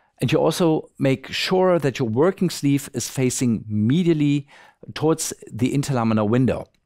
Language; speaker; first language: English; non-native, fluent; German